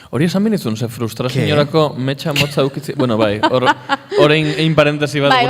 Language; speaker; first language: Basque; native; Basque